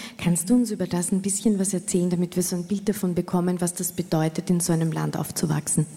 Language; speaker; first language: German; native; German